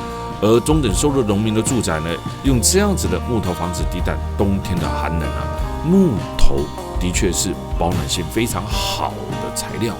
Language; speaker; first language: Chinese; native; Chinese